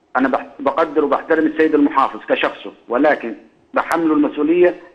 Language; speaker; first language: Egyptian Arabic; native; Egyptian Arabic